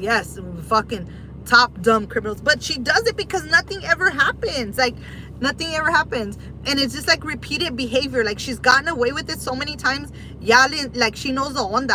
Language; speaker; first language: English; early bilingual, other home language; Spanish